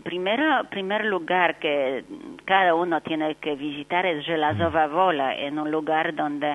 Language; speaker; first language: Spanish; non-native, fluent; Polish